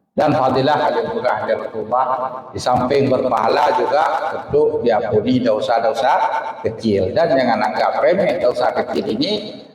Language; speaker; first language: Malay; non-native, local second language; Achinese